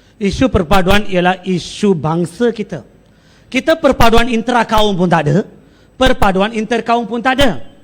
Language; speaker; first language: Malay; non-native, local second language; Tamil